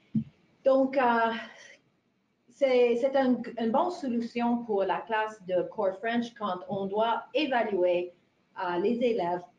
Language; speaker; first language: French; non-native, fluent; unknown